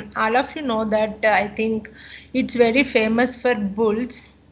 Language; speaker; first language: English; non-native, local second language; Telugu